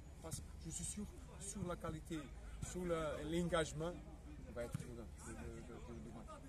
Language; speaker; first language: French; non-native, fluent; Portuguese